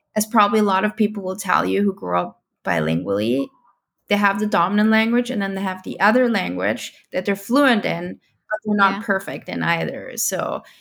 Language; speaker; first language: English; non-native, fluent; German